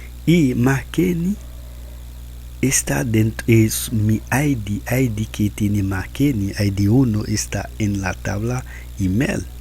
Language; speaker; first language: Spanish; non-native, learner; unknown